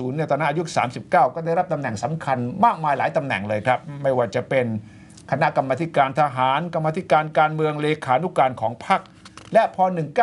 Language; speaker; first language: Thai; native; Thai